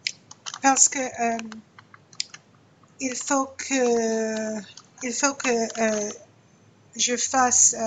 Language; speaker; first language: French; non-native, learner; English